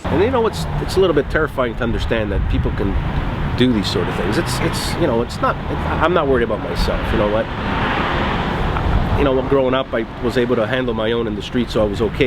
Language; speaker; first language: English; native; English